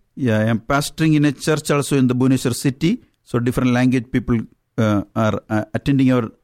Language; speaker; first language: English; non-native, local second language; Malayalam